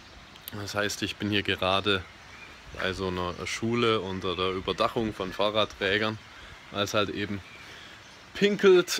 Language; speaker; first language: German; native; German